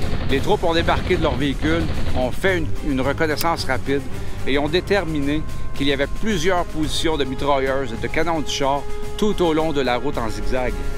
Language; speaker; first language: French; native; French